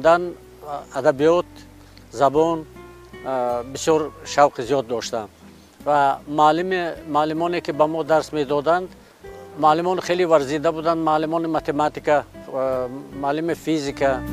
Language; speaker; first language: Persian; non-native, local second language; Shughni